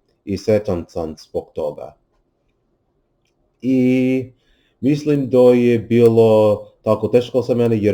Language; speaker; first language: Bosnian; non-native, learner; English